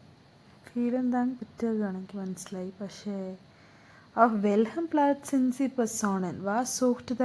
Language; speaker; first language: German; non-native, fluent; Malayalam